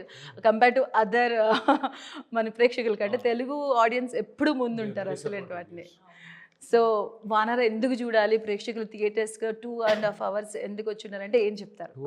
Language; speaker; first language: Telugu; native; Telugu